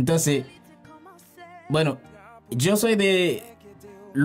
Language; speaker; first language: Spanish; non-native, learner; Haitian Creole